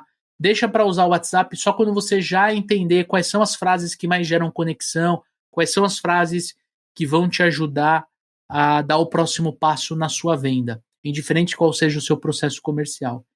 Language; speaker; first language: Portuguese; native; Portuguese